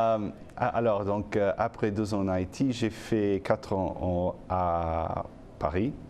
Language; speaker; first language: French; non-native, fluent; English